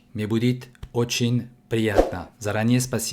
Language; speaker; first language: Russian; non-native, fluent; French